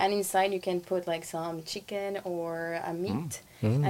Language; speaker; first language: English; non-native, fluent; Spanish